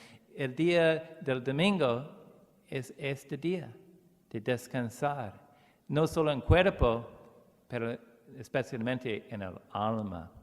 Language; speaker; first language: Spanish; non-native, learner; English